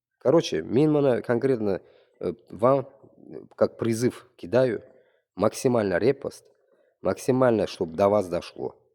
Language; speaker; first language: Russian; non-native, local second language; Tatar